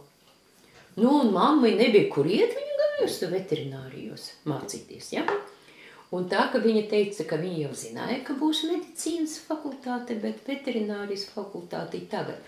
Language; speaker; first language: Latvian; early bilingual, heritage; Latvian